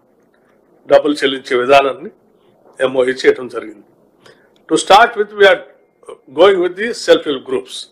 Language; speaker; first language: Telugu; native; Telugu